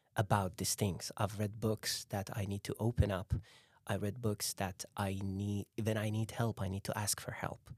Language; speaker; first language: English; non-native, fluent; Persian